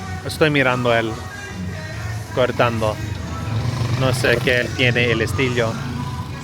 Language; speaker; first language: Spanish; non-native, learner; English